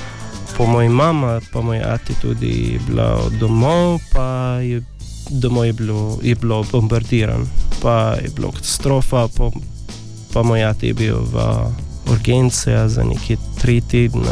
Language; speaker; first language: Slovenian; non-native, learner; Arabic